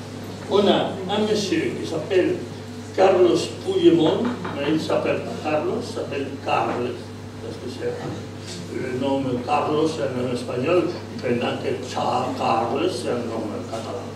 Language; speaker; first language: French; non-native, fluent; Spanish